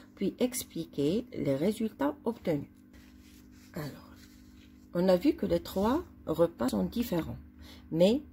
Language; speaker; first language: French; non-native, local second language; Arabic